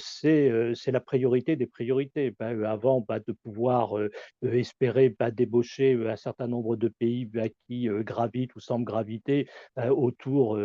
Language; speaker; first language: French; native; French